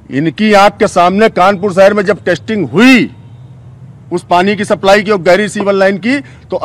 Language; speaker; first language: Hindi; native; Hindi